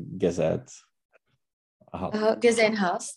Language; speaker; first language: German; non-native, fluent; Czech